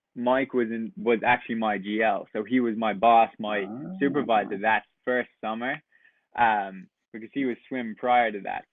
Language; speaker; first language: English; native; English